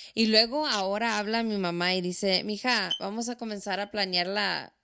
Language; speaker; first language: Spanish; early bilingual, other home language; English